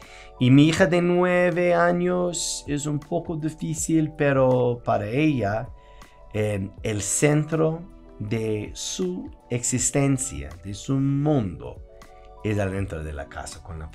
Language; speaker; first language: Spanish; non-native, fluent; English